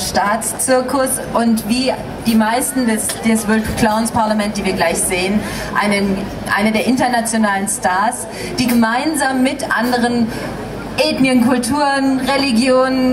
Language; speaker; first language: German; native; German